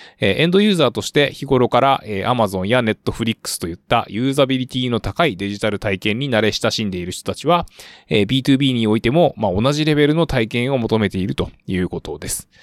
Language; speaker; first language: Japanese; native; Japanese